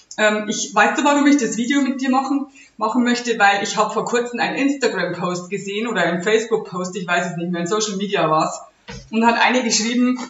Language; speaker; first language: German; native; German